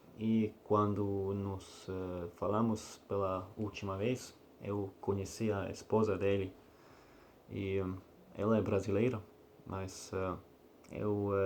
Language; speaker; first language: Portuguese; non-native, learner; Russian